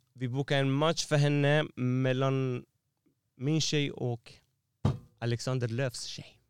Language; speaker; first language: Swedish; non-native, fluent; Persian